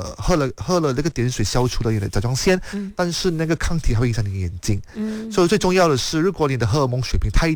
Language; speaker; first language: Chinese; native; Chinese